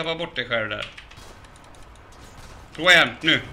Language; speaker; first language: Swedish; native; Swedish